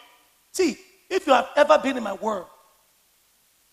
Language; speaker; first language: English; non-native, local second language; Yoruba